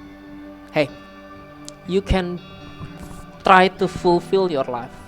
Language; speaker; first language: English; non-native, local second language; Indonesian